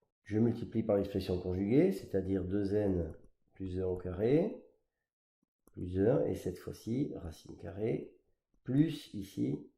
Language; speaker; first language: French; native; French